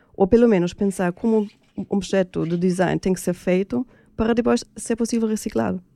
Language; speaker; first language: Portuguese; non-native, fluent; German